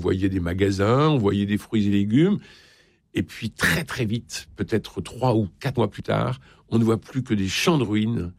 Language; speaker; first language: French; native; French